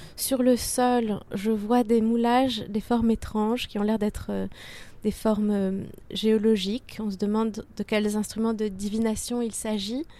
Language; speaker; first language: French; native; French